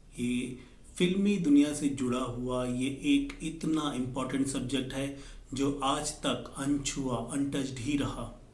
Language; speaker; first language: Hindi; native; Hindi